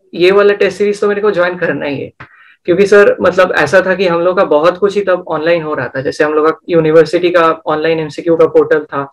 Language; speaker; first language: Hindi; non-native, local second language; Bangla